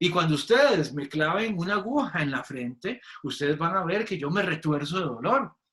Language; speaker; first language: Spanish; native; Spanish